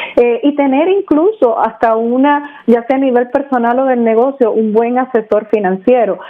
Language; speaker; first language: Spanish; native; Spanish